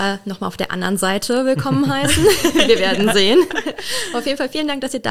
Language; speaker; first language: German; native; German